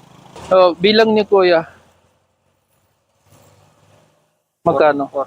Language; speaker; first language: Filipino; non-native, learner; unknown